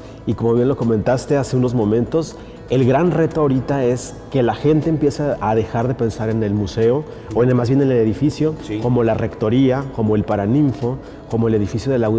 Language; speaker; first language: Spanish; native; Spanish